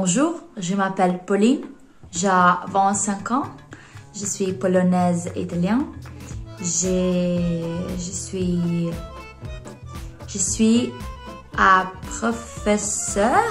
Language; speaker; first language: French; non-native, learner; Polish